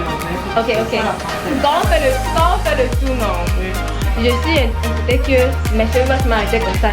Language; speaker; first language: French; early bilingual, heritage; French